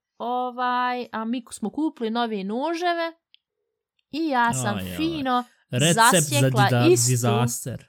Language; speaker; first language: Bosnian; early bilingual, heritage; Bosnian